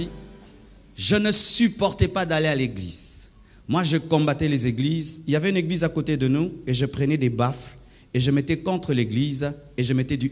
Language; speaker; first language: French; non-native, local second language; Swahili